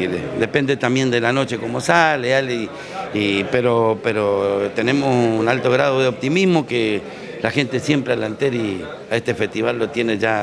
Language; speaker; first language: Spanish; native; Spanish